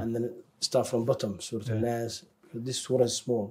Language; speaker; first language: English; non-native, fluent; Somali